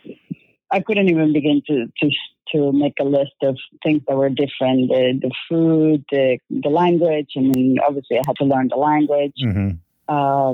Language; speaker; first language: English; non-native, fluent; Spanish